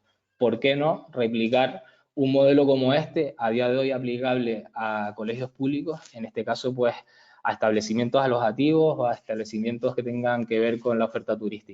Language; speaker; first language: Spanish; native; Spanish